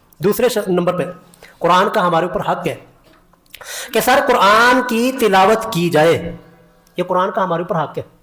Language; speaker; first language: Urdu; non-native, local second language; Punjabi